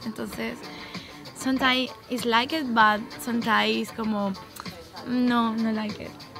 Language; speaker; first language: English; non-native, learner; Spanish